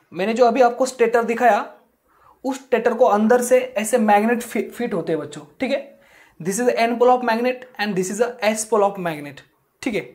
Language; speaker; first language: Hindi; non-native, local second language; Marathi